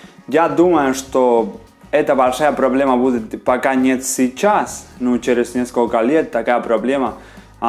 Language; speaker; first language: Russian; non-native, fluent; Spanish